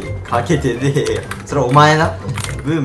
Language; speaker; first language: Japanese; native; Japanese